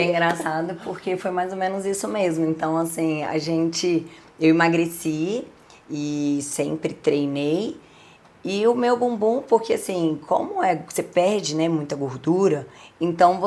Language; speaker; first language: Portuguese; native; Portuguese